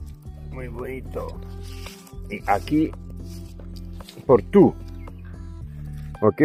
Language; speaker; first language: Spanish; non-native, learner; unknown